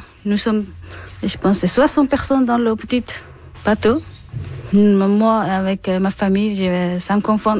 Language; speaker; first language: French; non-native, learner; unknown